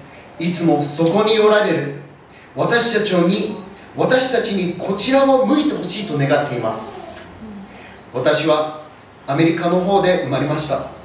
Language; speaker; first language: Japanese; early bilingual, other home language; English